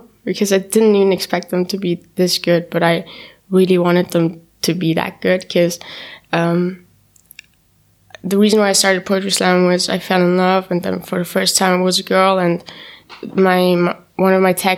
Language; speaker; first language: English; non-native, fluent; German